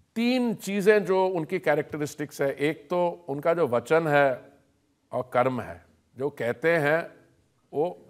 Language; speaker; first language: Hindi; native; Hindi